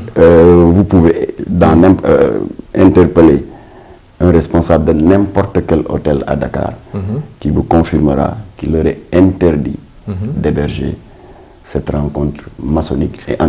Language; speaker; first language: French; non-native, local second language; Wolof